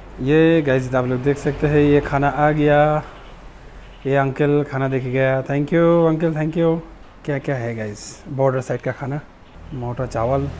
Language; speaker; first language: Hindi; non-native, local second language; Bangla